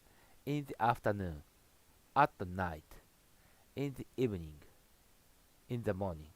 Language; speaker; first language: English; non-native, learner; Japanese